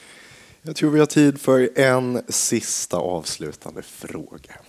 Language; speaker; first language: Swedish; native; Swedish